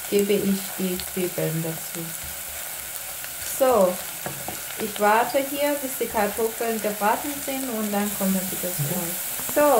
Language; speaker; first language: German; non-native, fluent; Persian